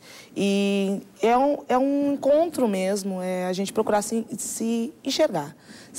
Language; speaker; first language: Portuguese; native; Portuguese